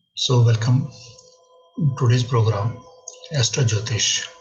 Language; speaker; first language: English; non-native, local second language; Hindi